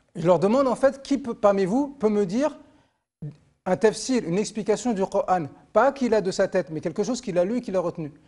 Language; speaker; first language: French; native; French